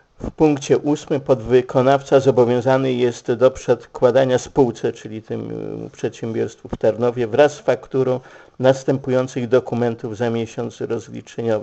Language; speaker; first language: Polish; native; Polish